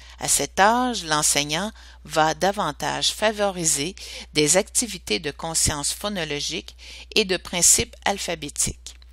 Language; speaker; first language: French; native; French